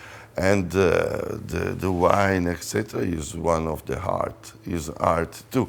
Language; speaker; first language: English; non-native, fluent; Italian